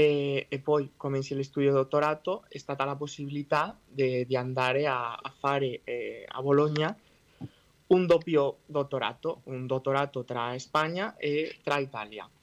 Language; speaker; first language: Italian; non-native, fluent; Spanish